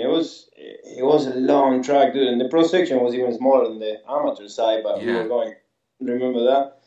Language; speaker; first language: English; non-native, fluent; Spanish